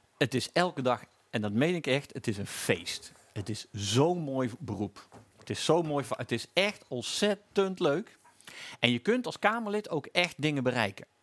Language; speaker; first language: Dutch; native; Dutch